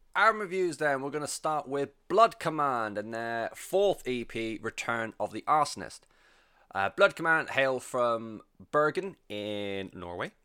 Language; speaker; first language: English; native; English